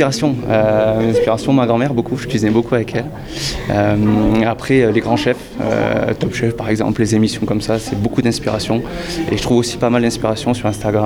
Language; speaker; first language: French; native; French